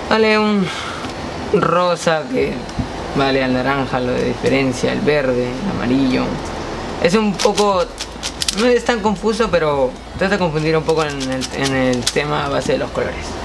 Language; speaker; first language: Spanish; native; Spanish